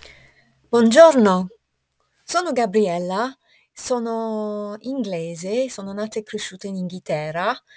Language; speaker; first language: Italian; non-native, fluent; English